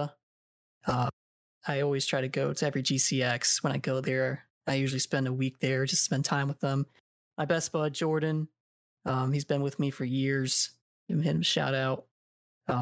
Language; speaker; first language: English; native; English